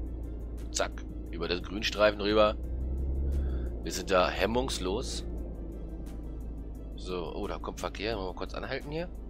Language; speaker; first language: German; native; German